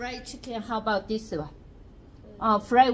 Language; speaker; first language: English; non-native, learner; Chinese